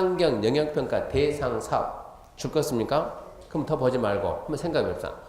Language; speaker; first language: Korean; native; Korean